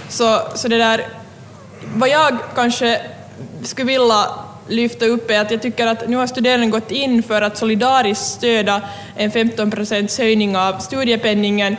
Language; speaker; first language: Swedish; native; Swedish